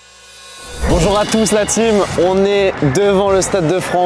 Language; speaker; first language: French; native; French